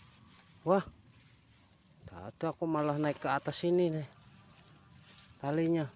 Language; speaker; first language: Indonesian; native; Indonesian